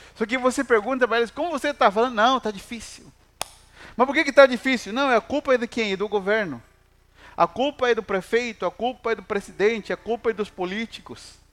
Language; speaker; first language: Portuguese; non-native, fluent; Spanish